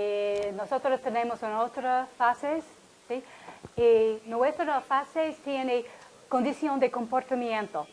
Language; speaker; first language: Spanish; non-native, learner; English